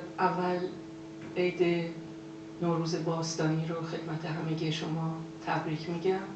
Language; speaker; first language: Persian; native; Persian